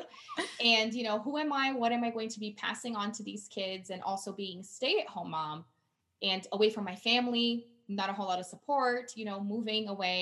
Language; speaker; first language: English; non-native, fluent; Portuguese